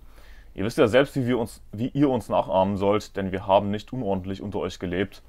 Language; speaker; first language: German; native; German